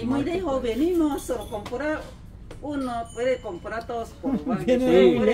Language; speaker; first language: Spanish; non-native, learner; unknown